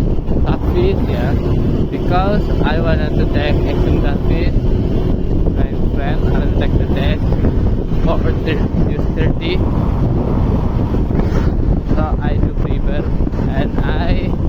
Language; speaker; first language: English; non-native, learner; Indonesian